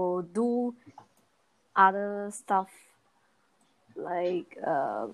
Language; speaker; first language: English; non-native, local second language; Chinese